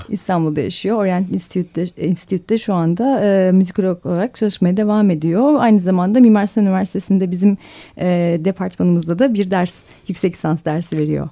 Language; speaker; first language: Turkish; native; Turkish